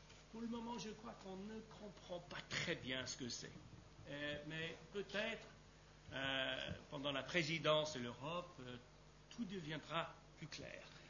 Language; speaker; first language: French; non-native, fluent; English